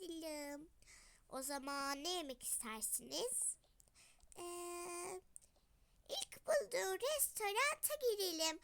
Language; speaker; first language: Turkish; early bilingual, other home language; Arabic